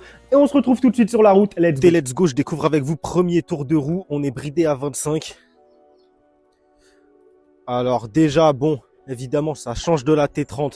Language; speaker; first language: French; native; French